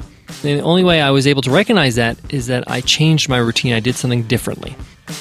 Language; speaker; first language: English; native; English